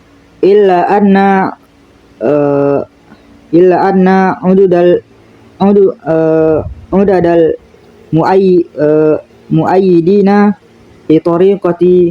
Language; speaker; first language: Arabic; non-native, learner; Indonesian